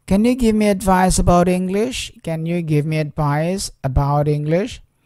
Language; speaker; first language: English; non-native, fluent; Indonesian